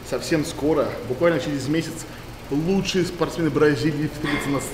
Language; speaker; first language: Russian; native; Russian